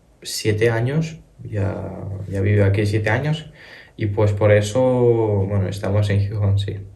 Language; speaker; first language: Spanish; early bilingual, other home language; Ukrainian